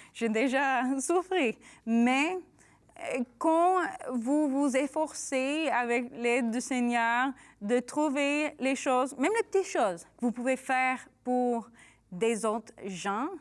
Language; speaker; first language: French; non-native, learner; English